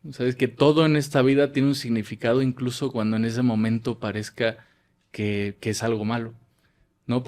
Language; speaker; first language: Spanish; native; Spanish